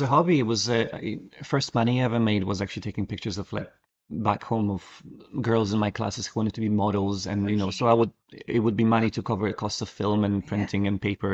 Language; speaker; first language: English; non-native, fluent; Polish